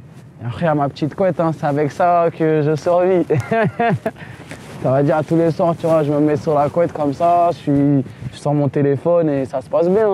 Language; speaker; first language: French; early bilingual, other home language; Portuguese